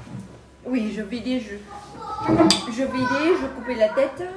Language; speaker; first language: French; non-native, learner; Vietnamese